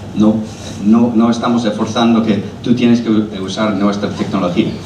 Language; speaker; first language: Spanish; non-native, learner; English